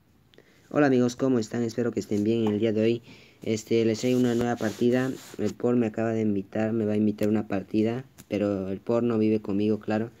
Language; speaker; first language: Spanish; native; Spanish